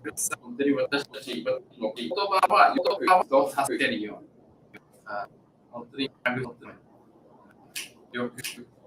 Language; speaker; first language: Japanese; non-native, learner; English